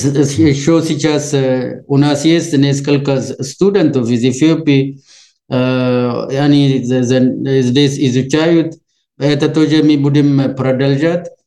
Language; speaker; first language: Russian; non-native, learner; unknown